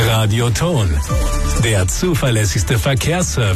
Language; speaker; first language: German; native; German